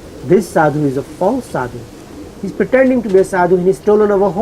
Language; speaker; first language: English; early bilingual, heritage; Gujarati